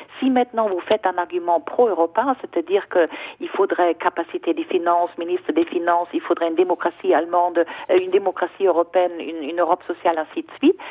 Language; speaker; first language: French; non-native, fluent; German